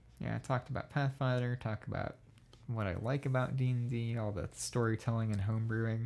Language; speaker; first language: English; native; English